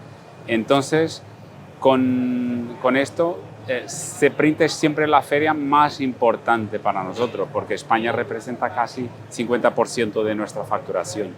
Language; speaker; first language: Spanish; non-native, fluent; Portuguese